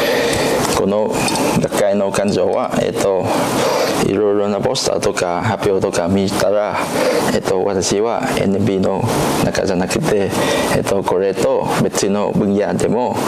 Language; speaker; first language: Japanese; non-native, learner; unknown